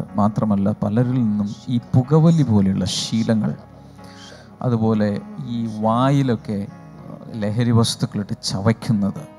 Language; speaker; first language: Malayalam; native; Malayalam